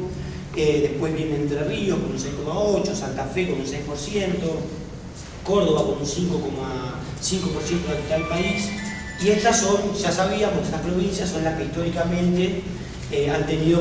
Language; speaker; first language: Spanish; native; Spanish